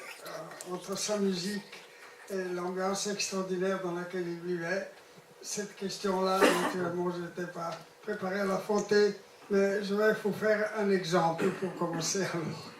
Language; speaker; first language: French; non-native, fluent; Italian